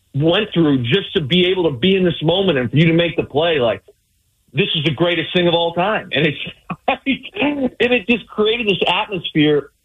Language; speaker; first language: English; native; English